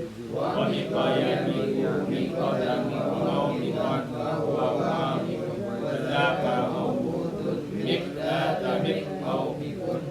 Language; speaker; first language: Arabic; non-native, learner; Indonesian